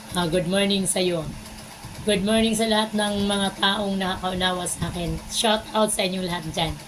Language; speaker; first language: Filipino; non-native, local second language; Cebuano